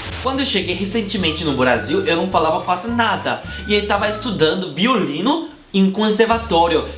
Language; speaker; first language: Portuguese; non-native, fluent; Korean